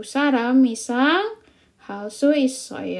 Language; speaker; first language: Korean; non-native, fluent; Indonesian